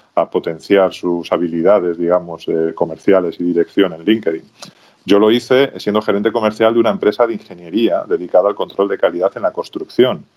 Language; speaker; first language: Spanish; native; Spanish